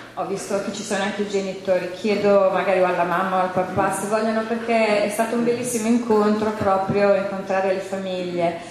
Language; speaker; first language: Italian; native; Italian